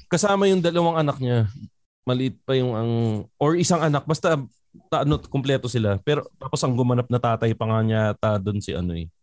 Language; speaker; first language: Filipino; native; Filipino